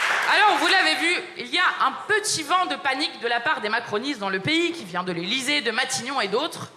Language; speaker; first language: French; native; French